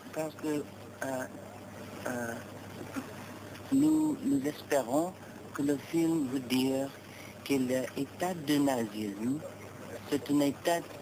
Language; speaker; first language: French; non-native, learner; English